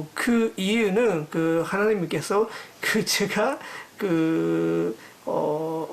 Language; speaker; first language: Korean; non-native, learner; Japanese